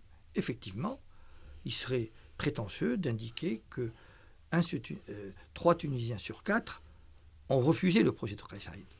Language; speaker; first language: French; non-native, local second language; Arabic